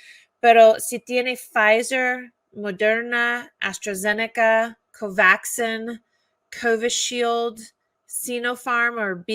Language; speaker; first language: Spanish; non-native, fluent; English